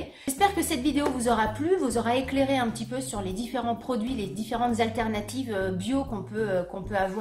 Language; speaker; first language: French; native; French